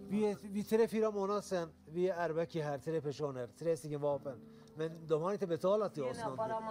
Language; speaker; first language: Swedish; non-native, learner; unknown